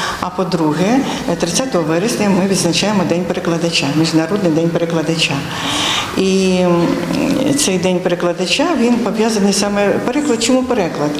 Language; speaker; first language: Ukrainian; native; Ukrainian